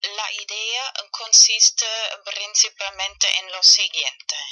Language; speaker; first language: Spanish; non-native, fluent; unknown